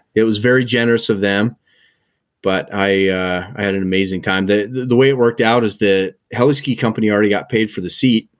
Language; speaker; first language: English; native; English